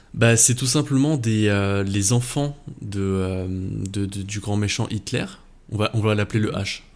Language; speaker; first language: French; native; French